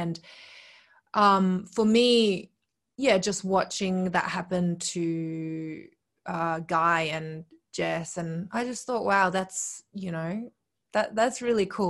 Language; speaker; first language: English; early bilingual, other home language; Korean